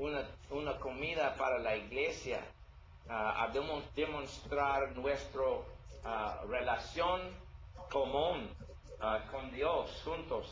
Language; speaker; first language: Spanish; non-native, learner; English